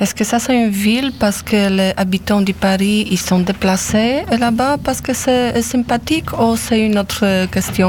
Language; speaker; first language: French; non-native, learner; Polish